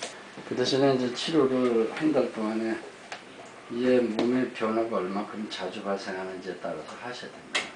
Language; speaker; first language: Korean; native; Korean